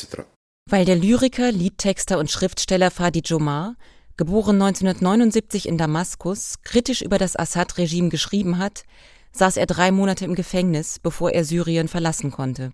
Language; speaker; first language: German; native; German